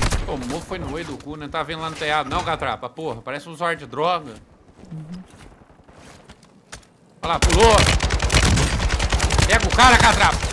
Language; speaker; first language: Portuguese; native; Portuguese